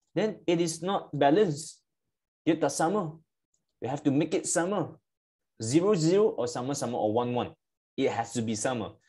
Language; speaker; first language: English; non-native, local second language; Malay